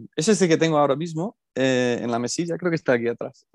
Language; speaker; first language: Spanish; early bilingual, heritage; Spanish